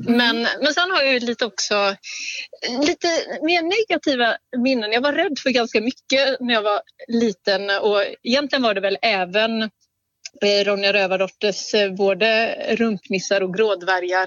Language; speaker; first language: Swedish; native; Swedish